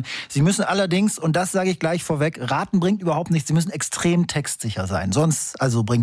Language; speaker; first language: German; native; German